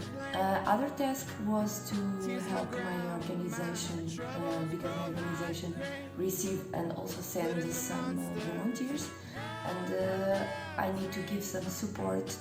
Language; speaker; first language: English; non-native, fluent; Portuguese